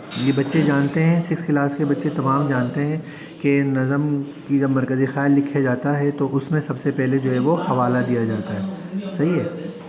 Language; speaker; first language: Urdu; native; Urdu